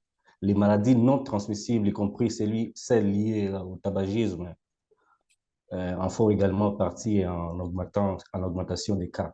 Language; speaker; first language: French; non-native, local second language; Lingala